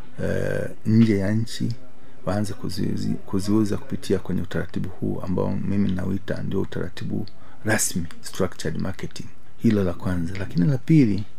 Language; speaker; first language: Swahili; native; Swahili